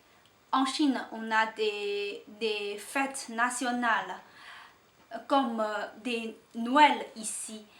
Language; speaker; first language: French; non-native, learner; Chinese